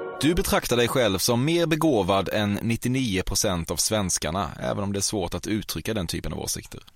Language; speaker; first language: Swedish; native; Swedish